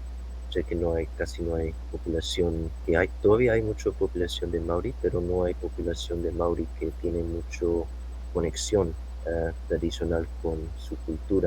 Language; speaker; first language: Spanish; non-native, fluent; English